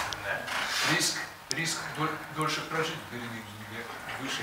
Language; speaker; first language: Russian; native; Russian